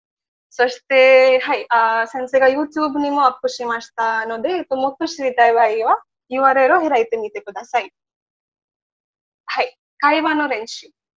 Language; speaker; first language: Japanese; non-native, learner; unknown